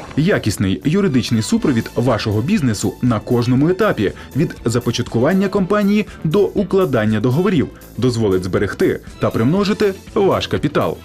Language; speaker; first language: Ukrainian; native; Ukrainian